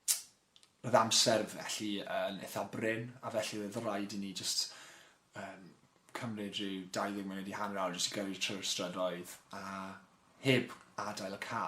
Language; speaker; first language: Welsh; non-native, local second language; English